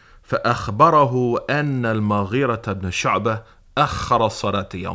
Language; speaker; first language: Arabic; non-native, fluent; English